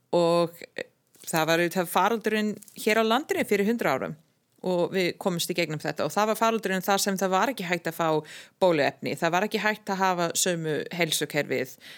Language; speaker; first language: Icelandic; non-native, fluent; English